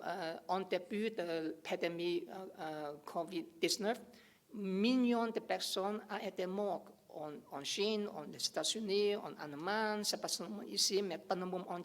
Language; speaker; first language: French; non-native, learner; English